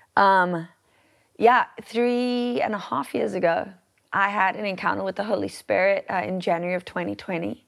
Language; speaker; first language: English; native; English